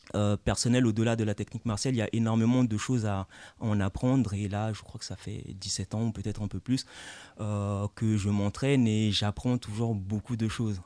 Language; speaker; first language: French; early bilingual, other home language; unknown